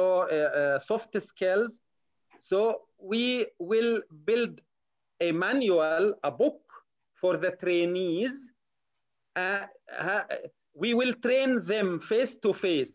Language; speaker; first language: English; non-native, learner; Arabic